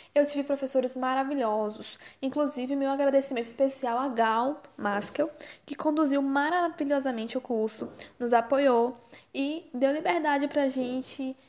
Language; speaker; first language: Portuguese; native; Portuguese